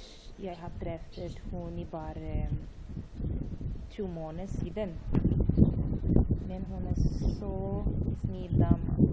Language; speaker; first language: Norwegian; non-native, learner; Portuguese